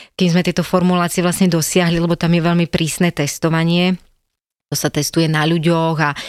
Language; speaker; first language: Slovak; native; Slovak